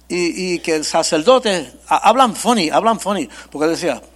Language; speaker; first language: Spanish; early bilingual, heritage; Spanish